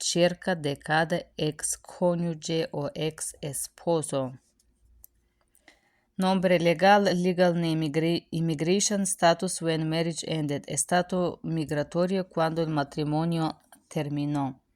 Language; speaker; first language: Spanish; non-native, fluent; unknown